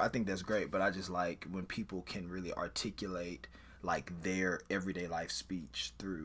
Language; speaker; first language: English; native; English